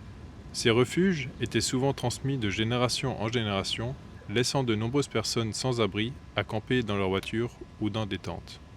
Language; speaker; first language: French; native; French